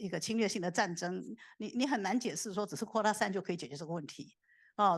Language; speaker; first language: Chinese; native; Chinese